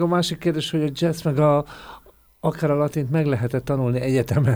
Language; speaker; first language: Hungarian; native; Hungarian